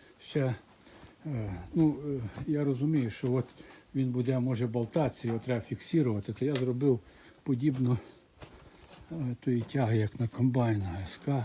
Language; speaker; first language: Ukrainian; native; Ukrainian